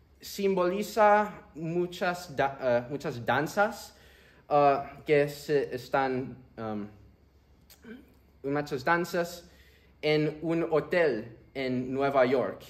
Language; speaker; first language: Spanish; early bilingual, heritage; Spanish